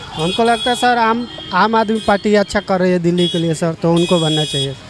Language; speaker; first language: Hindi; native; Hindi